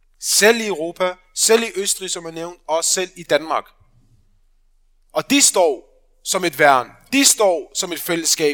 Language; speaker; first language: Danish; early bilingual, other home language; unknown